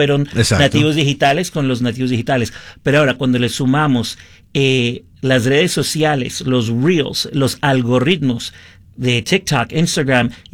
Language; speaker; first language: Spanish; early bilingual, heritage; Spanish